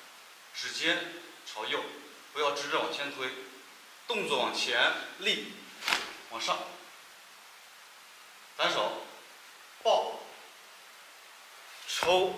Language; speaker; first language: Chinese; native; Chinese